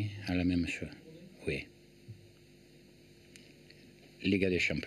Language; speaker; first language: French; non-native, learner; Italian